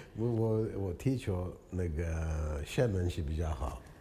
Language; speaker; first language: Chinese; non-native, fluent; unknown